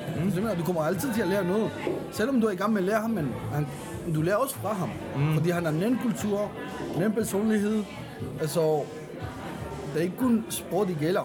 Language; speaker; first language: Danish; non-native, fluent; Spanish